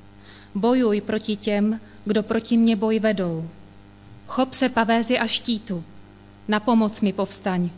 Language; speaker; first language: Czech; native; Czech